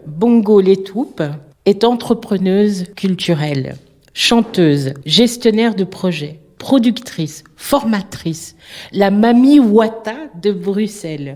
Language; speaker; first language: French; native; French